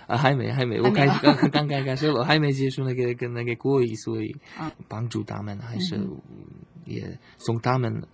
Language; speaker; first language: Chinese; non-native, learner; Slovak